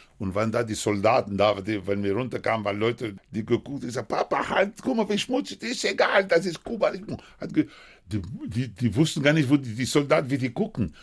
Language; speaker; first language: German; non-native, fluent; Spanish